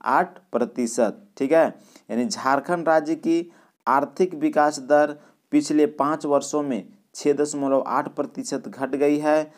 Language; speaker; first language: Hindi; native; Hindi